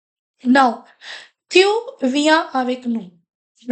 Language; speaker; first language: French; non-native, fluent; Hindi